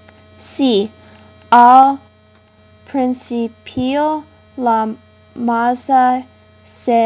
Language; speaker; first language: Spanish; non-native, learner; English